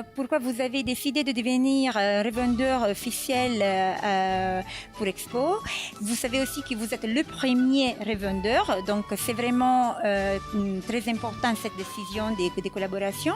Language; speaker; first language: French; non-native, fluent; Italian